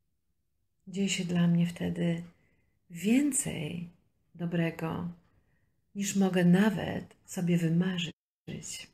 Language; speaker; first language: Polish; native; Polish